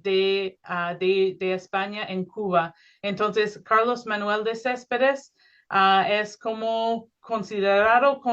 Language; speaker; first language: Spanish; non-native, fluent; English